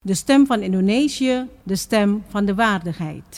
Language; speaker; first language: Dutch; non-native, fluent; Indonesian